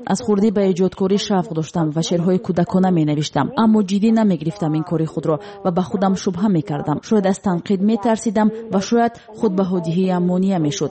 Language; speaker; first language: Tajik; early bilingual, heritage; Tajik